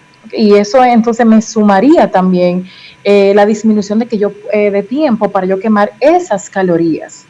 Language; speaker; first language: Spanish; native; Spanish